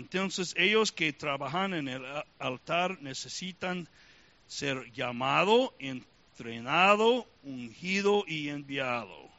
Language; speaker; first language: Spanish; non-native, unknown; English